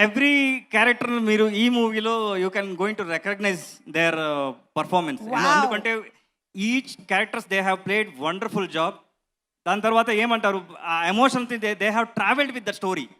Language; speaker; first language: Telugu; non-native, learner; Kannada